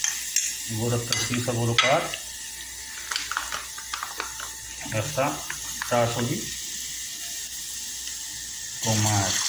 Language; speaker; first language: Portuguese; non-native, learner; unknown